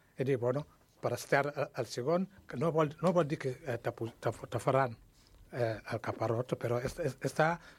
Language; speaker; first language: Catalan; non-native, fluent; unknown